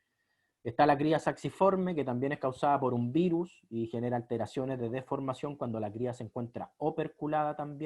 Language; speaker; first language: Spanish; native; Spanish